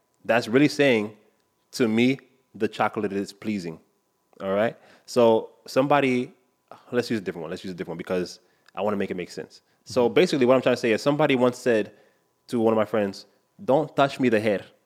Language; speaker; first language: English; native; English